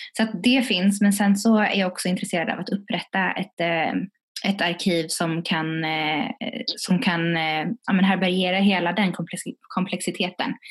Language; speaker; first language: Swedish; early bilingual, other home language; Tigrinya